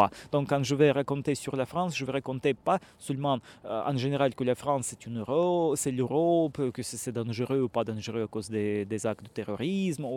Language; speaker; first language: French; non-native, fluent; Russian